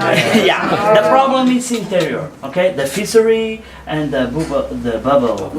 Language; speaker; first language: English; non-native, learner; Portuguese